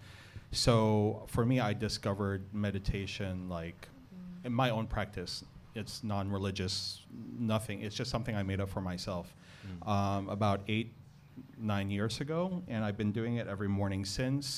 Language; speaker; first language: English; non-native, local second language; Filipino